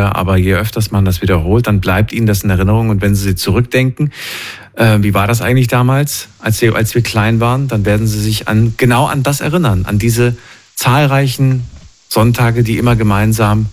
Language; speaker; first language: German; native; German